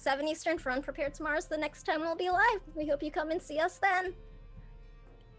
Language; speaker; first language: English; native; English